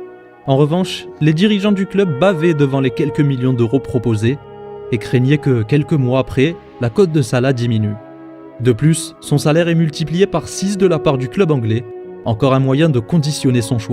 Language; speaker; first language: French; native; French